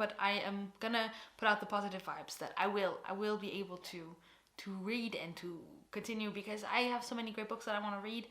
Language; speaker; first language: English; non-native, fluent; Portuguese